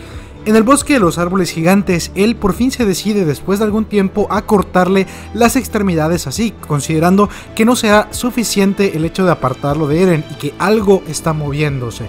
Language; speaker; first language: Spanish; native; Spanish